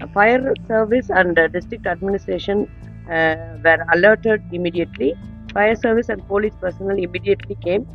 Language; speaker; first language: English; non-native, local second language; Tamil